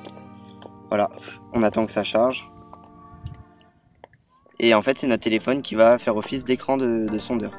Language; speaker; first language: French; native; French